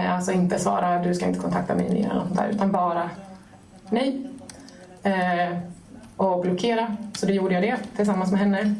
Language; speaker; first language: Swedish; native; Swedish